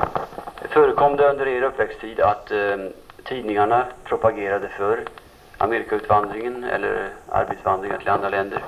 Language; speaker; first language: Swedish; native; Swedish